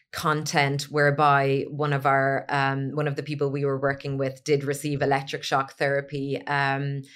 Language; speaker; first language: English; native; English